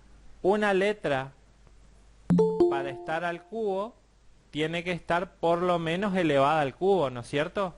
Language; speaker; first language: Spanish; native; Spanish